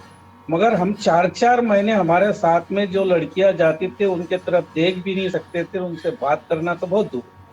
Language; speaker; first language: Hindi; native; Hindi